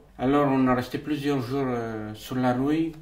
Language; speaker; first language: French; non-native, fluent; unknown